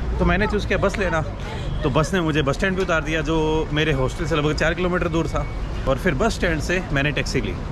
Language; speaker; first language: Hindi; native; Hindi